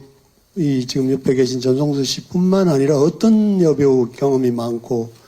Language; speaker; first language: Korean; native; Korean